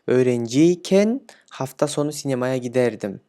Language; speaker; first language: Turkish; non-native, fluent; Kyrgyz